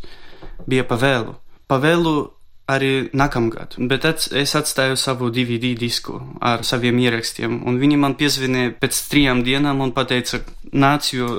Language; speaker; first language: Latvian; non-native, local second language; Russian